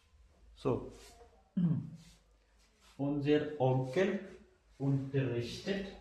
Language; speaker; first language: German; non-native, fluent; Hindi